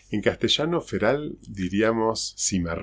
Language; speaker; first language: Spanish; native; Spanish